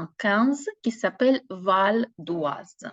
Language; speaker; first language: French; non-native, fluent; Ukrainian